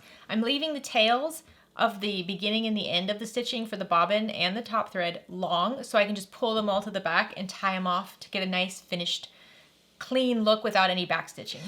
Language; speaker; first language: English; native; English